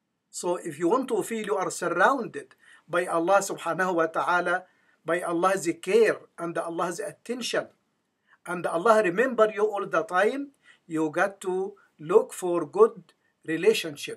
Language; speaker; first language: English; non-native, fluent; Arabic